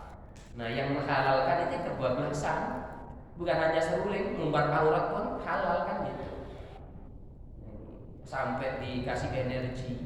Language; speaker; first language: Indonesian; native; Indonesian